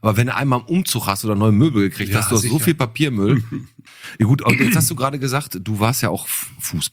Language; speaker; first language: German; native; German